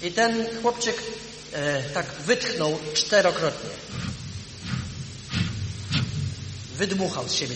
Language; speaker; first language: Polish; native; Polish